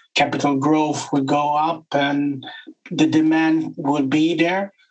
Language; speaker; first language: English; non-native, fluent; Swedish